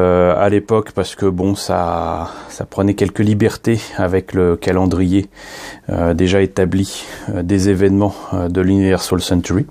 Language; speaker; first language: French; native; French